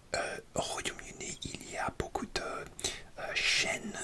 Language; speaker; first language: French; non-native, learner; English